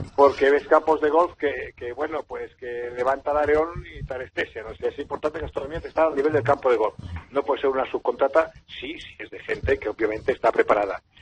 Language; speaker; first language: Spanish; non-native, local second language; Catalan